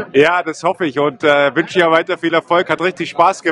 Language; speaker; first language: German; native; German